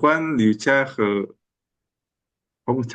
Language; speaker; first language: Chinese; non-native, learner; Indonesian